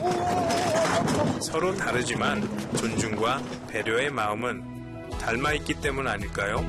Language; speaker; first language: Korean; non-native, fluent; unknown